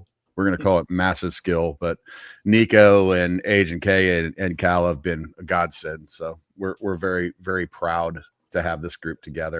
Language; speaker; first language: English; native; English